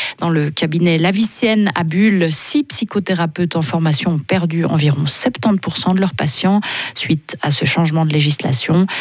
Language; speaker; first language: French; native; French